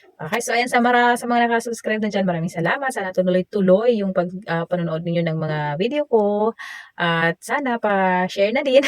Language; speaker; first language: Filipino; non-native, local second language; Waray